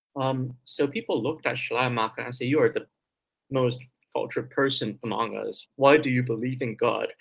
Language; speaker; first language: English; early bilingual, other home language; Chinese